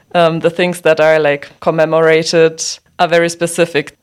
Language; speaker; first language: English; non-native, fluent; German